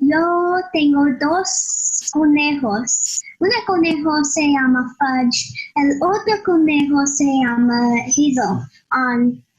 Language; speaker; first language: Spanish; non-native, learner; English